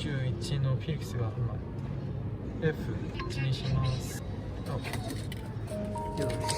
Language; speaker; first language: Japanese; non-native, fluent; Korean